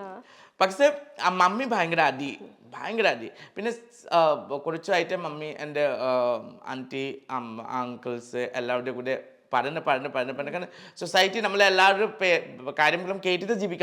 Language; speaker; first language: Malayalam; non-native, fluent; Assamese